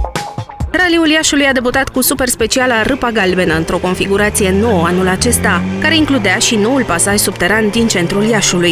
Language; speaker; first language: Romanian; native; Romanian